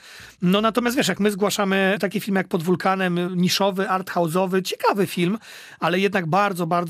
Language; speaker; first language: Polish; native; Polish